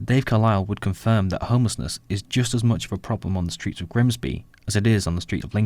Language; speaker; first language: English; native; English